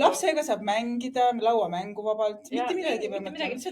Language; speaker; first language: Estonian; native; Estonian